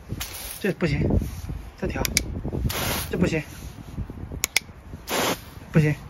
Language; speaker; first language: Chinese; native; Chinese